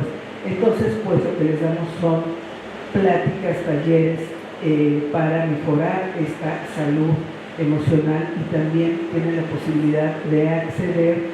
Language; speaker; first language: Spanish; native; Spanish